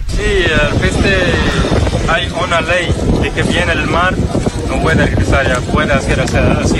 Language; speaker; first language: Spanish; non-native, learner; Arabic